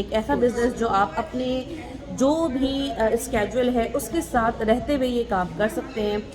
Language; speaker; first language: Urdu; native; Urdu